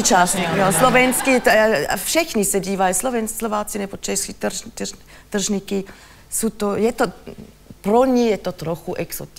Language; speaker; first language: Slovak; non-native, learner; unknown